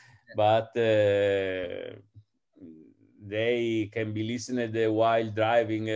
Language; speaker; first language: English; non-native, fluent; Italian